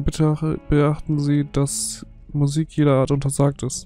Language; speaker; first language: German; native; German